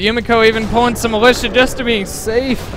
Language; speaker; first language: English; native; English